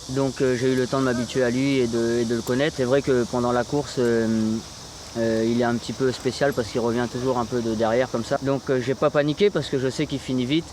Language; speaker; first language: French; native; French